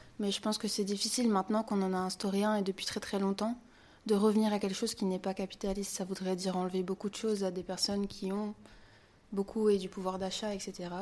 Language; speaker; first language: French; native; French